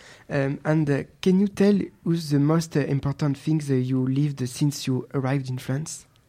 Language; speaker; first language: English; non-native, learner; French